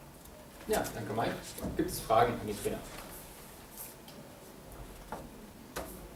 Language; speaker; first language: German; native; German